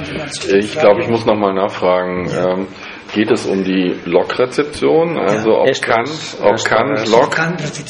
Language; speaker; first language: German; non-native, fluent; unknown